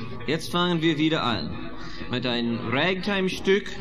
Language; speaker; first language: German; non-native, fluent; English